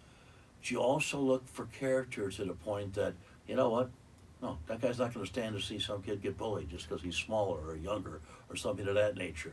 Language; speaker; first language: English; native; English